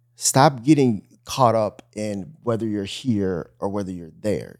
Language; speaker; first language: English; native; English